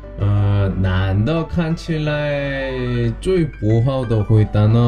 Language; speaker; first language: Chinese; non-native, learner; Korean